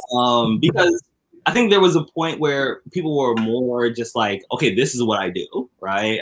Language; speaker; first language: English; native; English